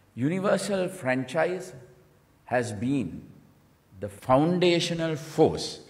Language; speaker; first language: English; non-native, local second language; Sinhala